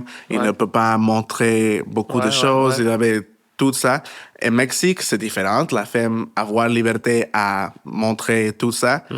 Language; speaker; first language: French; non-native, learner; Spanish